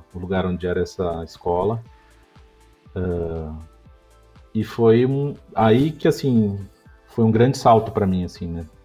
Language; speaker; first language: Portuguese; native; Portuguese